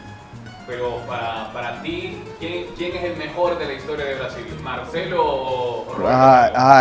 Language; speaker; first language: Spanish; native; Spanish